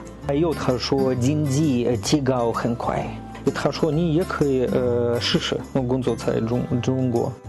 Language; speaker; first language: Chinese; non-native, learner; Russian